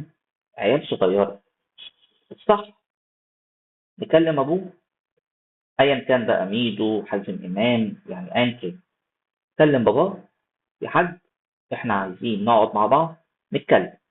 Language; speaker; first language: Arabic; native; Arabic